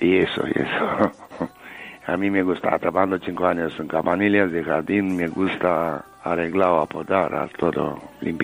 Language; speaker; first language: Spanish; non-native, learner; Romanian